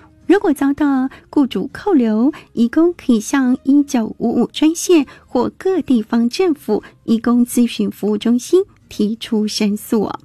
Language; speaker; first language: Chinese; native; Chinese